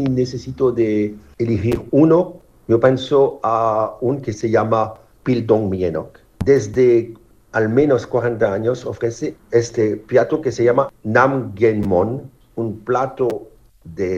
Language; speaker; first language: Spanish; non-native, learner; French